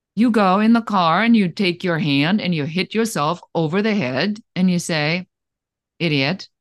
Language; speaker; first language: English; non-native, fluent; German